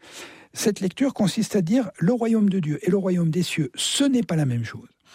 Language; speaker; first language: French; native; French